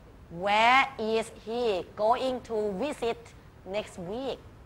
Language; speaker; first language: English; non-native, fluent; Thai